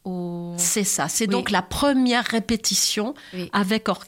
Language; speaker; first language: French; native; French